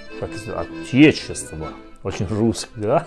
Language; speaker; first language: Russian; non-native, learner; Italian